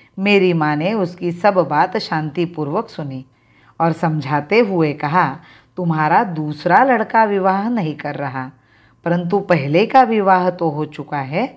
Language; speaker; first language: Hindi; non-native, local second language; Marathi